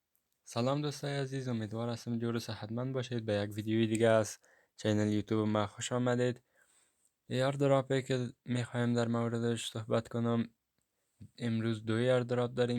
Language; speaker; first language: Persian; native; Persian